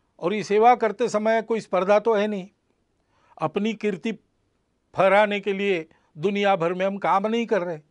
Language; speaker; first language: Hindi; non-native, local second language; Marathi